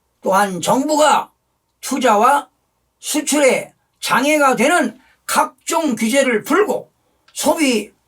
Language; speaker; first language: Korean; native; Korean